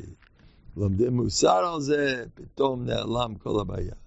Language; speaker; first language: Hebrew; non-native, fluent; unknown